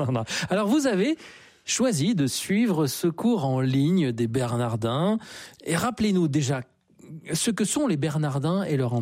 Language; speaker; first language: French; native; French